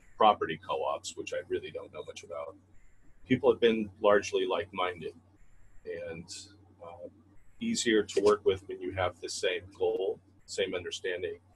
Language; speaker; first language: English; native; English